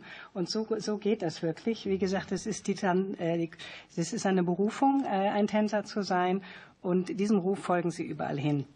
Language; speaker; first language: German; native; German